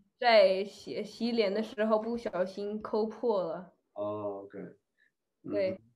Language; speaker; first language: Chinese; early bilingual, other home language; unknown